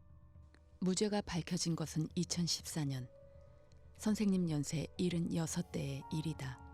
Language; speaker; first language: Korean; native; Korean